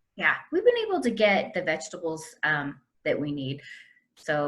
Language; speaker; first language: English; native; English